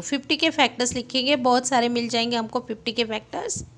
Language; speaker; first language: Hindi; non-native, local second language; Marathi